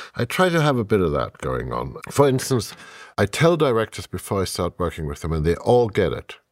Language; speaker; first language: English; non-native, fluent; German